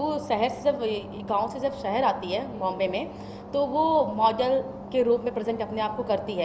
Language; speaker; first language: Hindi; native; Hindi